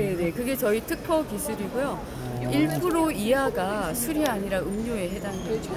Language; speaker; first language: Korean; native; Korean